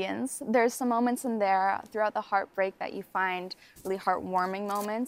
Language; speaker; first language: English; native; English